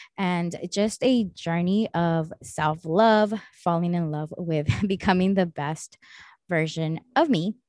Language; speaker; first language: English; early bilingual, other home language; Spanish